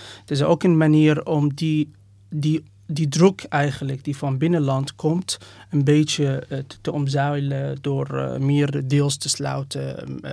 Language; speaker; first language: Dutch; non-native, fluent; Persian